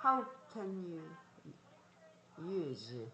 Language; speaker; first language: English; non-native, fluent; Korean